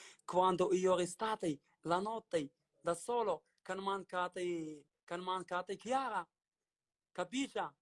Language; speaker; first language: Italian; non-native, learner; Arabic